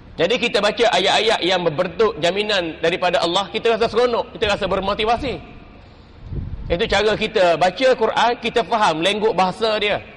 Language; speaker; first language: Malay; native; Malay